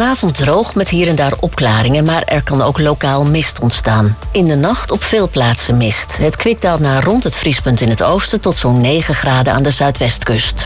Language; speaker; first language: Dutch; native; Dutch